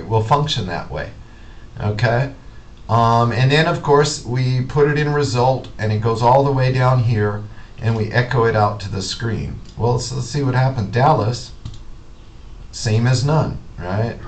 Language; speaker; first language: English; native; English